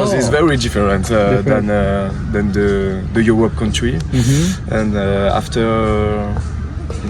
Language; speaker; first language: English; non-native, learner; French